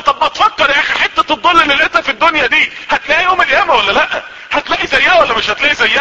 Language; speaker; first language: Arabic; native; Arabic